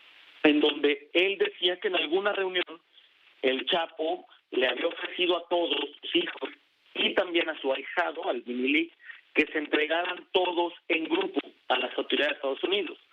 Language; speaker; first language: Spanish; native; Spanish